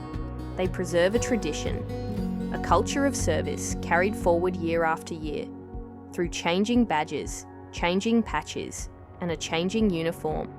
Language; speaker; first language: English; native; English